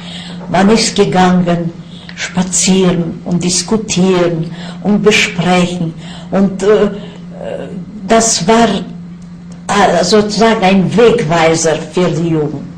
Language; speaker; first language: German; non-native, fluent; Yiddish